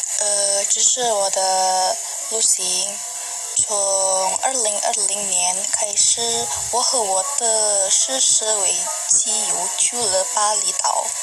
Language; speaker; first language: Chinese; non-native, learner; Indonesian